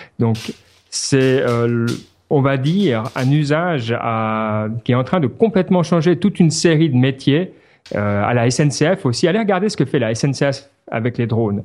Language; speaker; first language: French; native; French